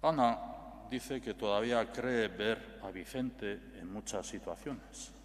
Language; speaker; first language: Spanish; native; Spanish